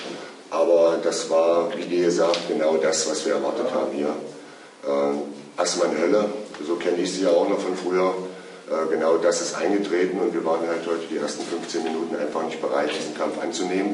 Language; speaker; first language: German; native; German